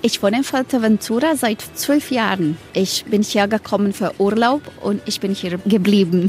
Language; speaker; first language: German; non-native, learner; Croatian